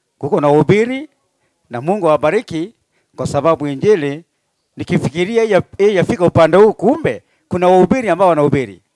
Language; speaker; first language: Swahili; non-native, local second language; Meru